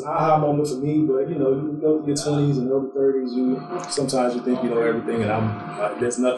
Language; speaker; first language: English; native; English